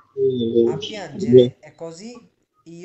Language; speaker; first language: Italian; non-native, fluent; Bangla